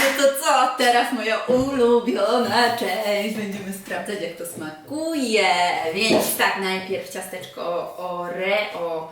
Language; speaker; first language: Polish; native; Polish